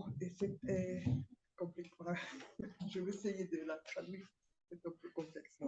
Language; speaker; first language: French; non-native, fluent; Spanish